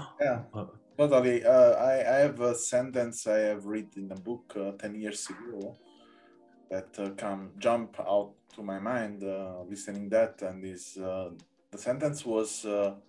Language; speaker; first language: English; non-native, learner; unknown